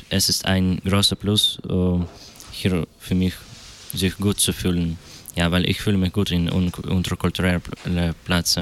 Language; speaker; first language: German; non-native, learner; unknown